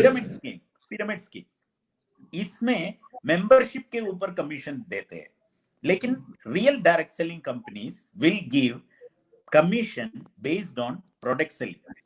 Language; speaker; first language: Hindi; non-native, fluent; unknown